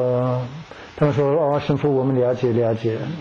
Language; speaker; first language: Chinese; non-native, fluent; English